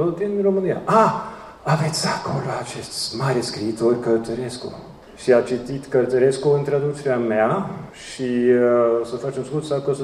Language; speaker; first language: Romanian; non-native, fluent; Norwegian